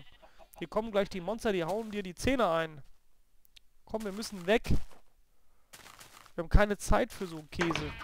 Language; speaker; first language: German; native; German